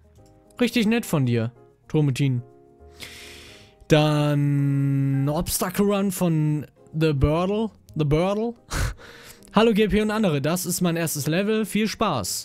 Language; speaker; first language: German; native; German